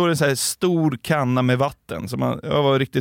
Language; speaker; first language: Swedish; native; Swedish